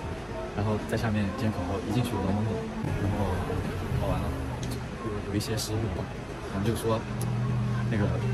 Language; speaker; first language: Chinese; native; Chinese